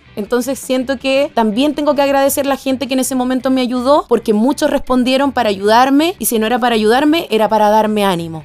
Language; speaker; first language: Spanish; native; Spanish